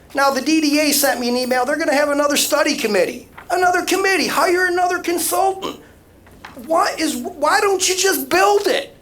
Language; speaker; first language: English; native; English